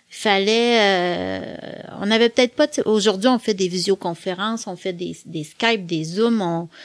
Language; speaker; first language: French; native; French